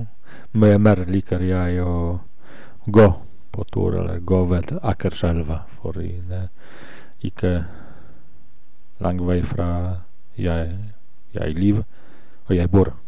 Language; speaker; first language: Swedish; non-native, learner; Norwegian